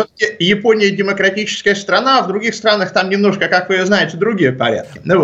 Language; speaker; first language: Russian; native; Russian